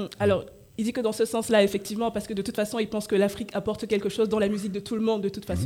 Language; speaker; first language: French; native; French